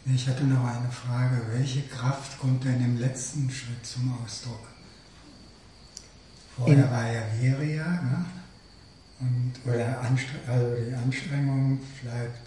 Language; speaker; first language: German; native; German